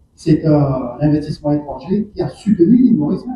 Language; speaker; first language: French; non-native, local second language; Morisyen